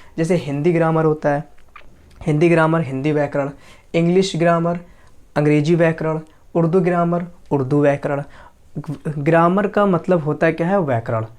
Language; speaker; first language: Hindi; native; Hindi